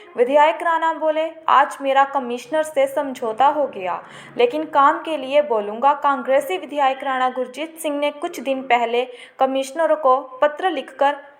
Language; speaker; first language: Hindi; non-native, local second language; Punjabi